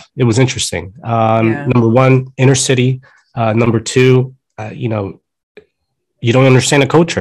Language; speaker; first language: English; early bilingual, other home language; Spanish